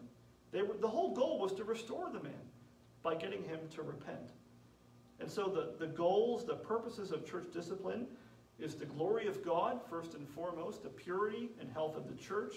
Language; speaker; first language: English; native; English